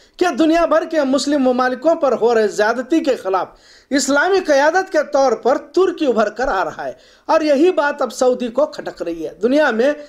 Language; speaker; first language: Urdu; native; Urdu